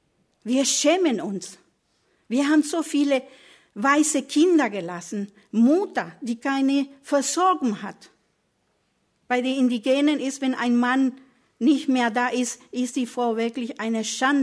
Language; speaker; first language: German; non-native, learner; Spanish